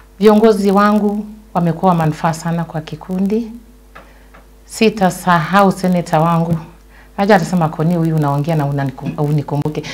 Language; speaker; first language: Swahili; non-native, local second language; Luyia